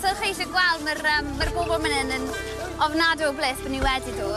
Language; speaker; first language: Welsh; non-native, local second language; English